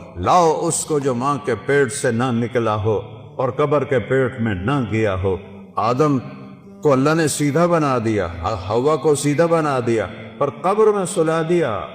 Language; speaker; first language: Urdu; non-native, local second language; Saraiki